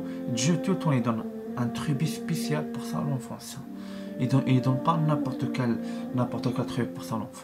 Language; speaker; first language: French; non-native, learner; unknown